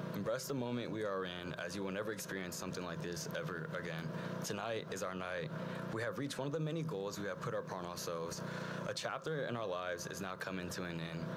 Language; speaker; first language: English; early bilingual, other home language; Spanish